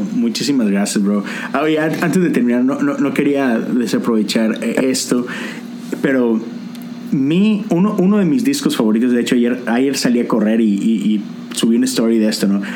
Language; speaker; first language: Spanish; native; Spanish